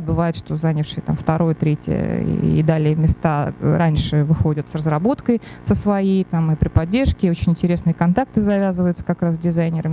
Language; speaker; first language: Russian; native; Russian